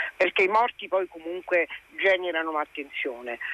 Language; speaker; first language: Italian; native; Italian